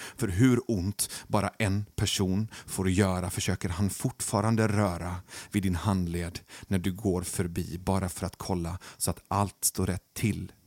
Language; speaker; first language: Swedish; early bilingual, other home language; Persian